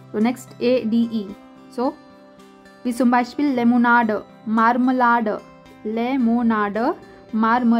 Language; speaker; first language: German; non-native, learner; Hindi